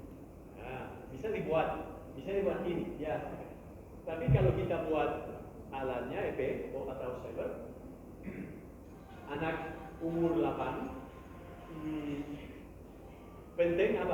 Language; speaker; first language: Indonesian; non-native, learner; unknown